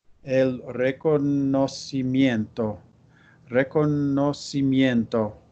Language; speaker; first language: Spanish; non-native, learner; English